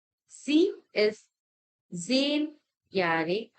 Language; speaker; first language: German; non-native, fluent; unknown